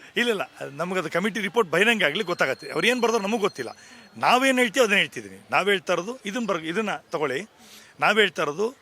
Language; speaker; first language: Kannada; native; Kannada